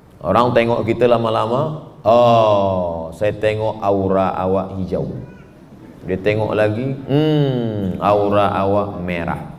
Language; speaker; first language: Malay; non-native, fluent; Indonesian